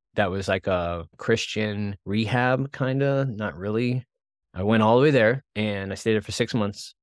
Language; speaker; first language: English; native; English